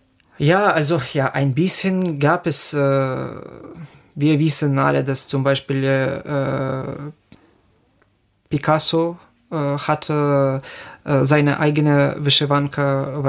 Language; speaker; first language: German; non-native, fluent; Ukrainian